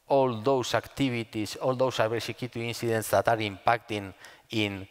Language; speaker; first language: English; non-native, fluent; Spanish